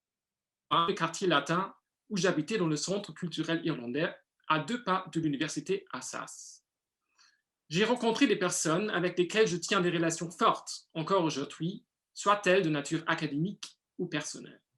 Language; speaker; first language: French; non-native, fluent; German